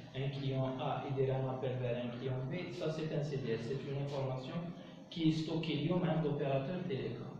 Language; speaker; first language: French; non-native, local second language; Arabic